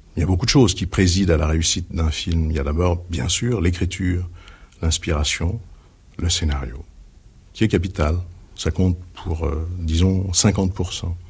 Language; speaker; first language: French; native; French